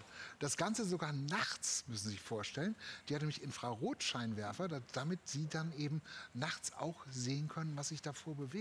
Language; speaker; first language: German; native; German